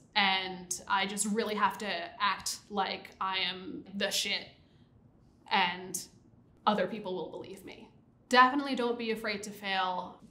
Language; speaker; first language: English; native; English